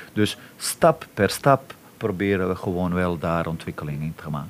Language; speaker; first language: Dutch; non-native, fluent; Bosnian